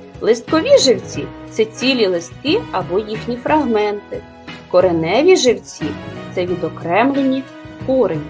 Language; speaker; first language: Ukrainian; native; Ukrainian